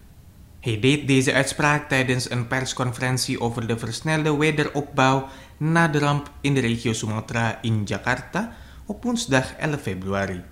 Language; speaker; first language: Dutch; non-native, fluent; Indonesian